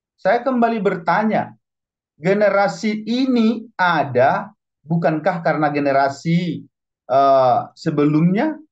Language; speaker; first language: Indonesian; non-native, local second language; Batak Toba